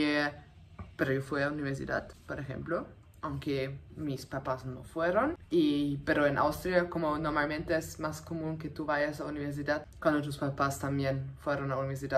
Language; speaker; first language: Spanish; non-native, fluent; German